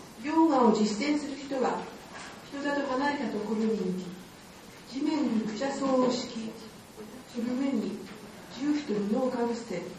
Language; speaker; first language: Japanese; native; Japanese